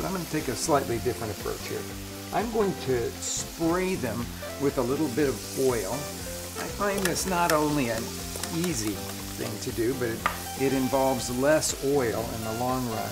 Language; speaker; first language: English; native; English